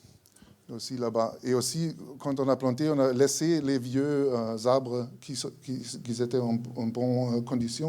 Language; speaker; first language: French; non-native, fluent; German